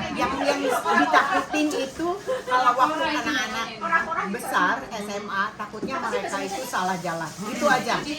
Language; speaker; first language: Indonesian; native; Indonesian